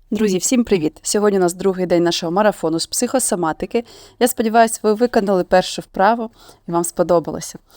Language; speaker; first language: Ukrainian; non-native, local second language; Russian